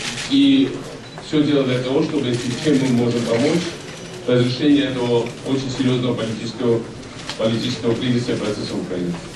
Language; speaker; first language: Russian; non-native, local second language; Georgian